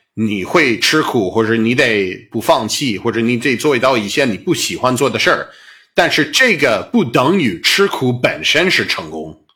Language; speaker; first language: Chinese; non-native, fluent; English